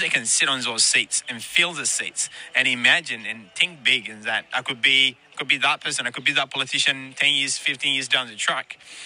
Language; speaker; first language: English; native; English